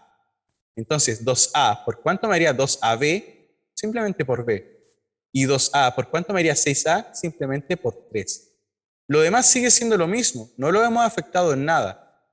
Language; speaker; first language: Spanish; native; Spanish